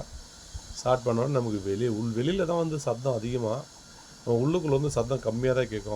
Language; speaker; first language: Tamil; native; Tamil